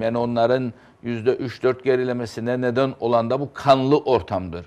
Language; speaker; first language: Turkish; native; Turkish